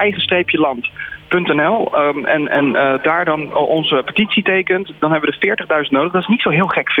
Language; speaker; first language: Dutch; native; Dutch